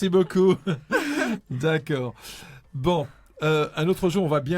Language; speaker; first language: French; native; French